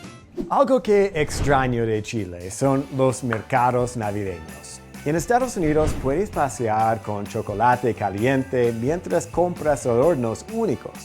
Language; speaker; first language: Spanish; non-native, fluent; English